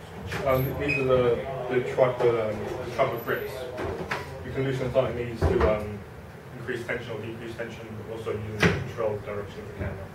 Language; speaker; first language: English; native; English